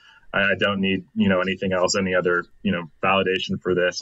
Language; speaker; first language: English; native; English